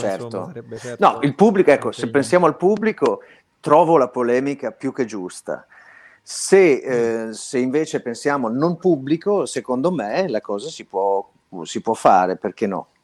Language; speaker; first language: Italian; native; Italian